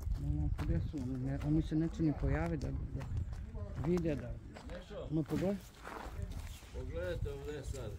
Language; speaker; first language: Bosnian; non-native, local second language; Bulgarian